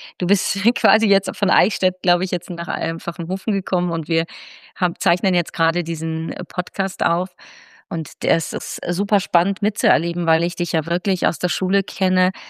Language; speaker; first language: German; native; German